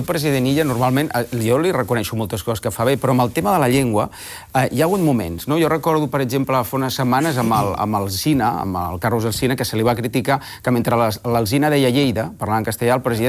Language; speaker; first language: Catalan; non-native, local second language; Spanish